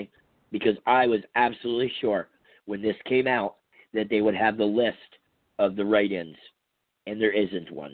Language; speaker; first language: English; native; English